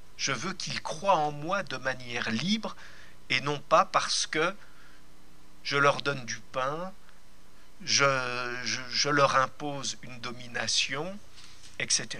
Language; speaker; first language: French; native; French